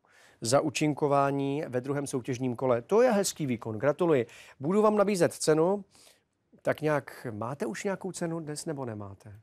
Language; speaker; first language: Czech; native; Czech